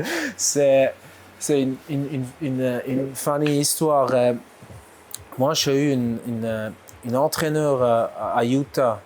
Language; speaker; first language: French; non-native, local second language; German